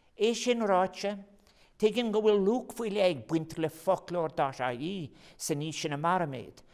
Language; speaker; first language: Irish; non-native, local second language; English